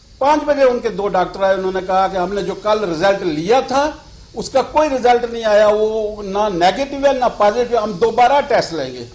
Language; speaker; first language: Urdu; non-native, local second language; Pahari-Potwari